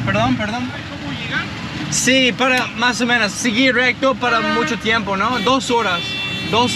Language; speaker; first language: Spanish; non-native, learner; English